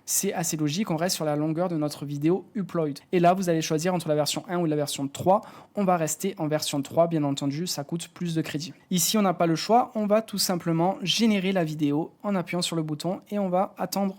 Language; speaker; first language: French; native; French